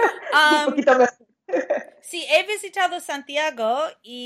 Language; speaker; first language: Spanish; non-native, fluent; English